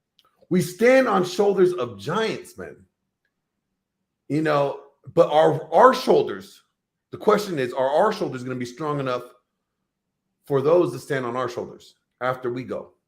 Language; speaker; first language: English; native; English